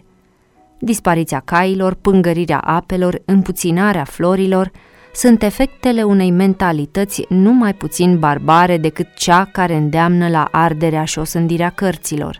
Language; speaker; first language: Romanian; native; Romanian